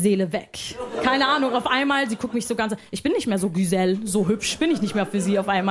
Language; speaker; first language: German; early bilingual, other home language; Arabic